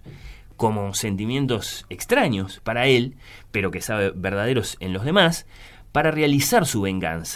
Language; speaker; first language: Spanish; native; Spanish